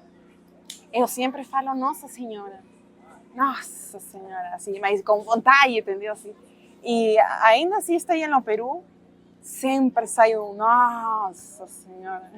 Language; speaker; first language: Portuguese; non-native, fluent; Spanish